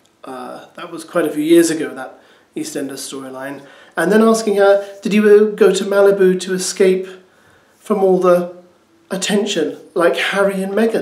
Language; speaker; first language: English; native; English